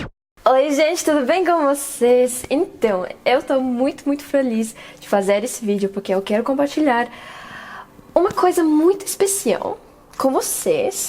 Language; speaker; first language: Portuguese; non-native, fluent; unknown